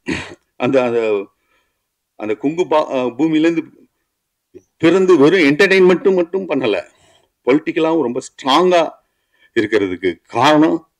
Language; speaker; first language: Tamil; native; Tamil